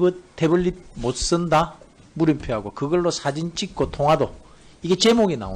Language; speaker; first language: Korean; native; Korean